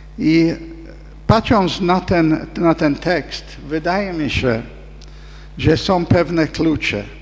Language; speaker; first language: Polish; non-native, fluent; English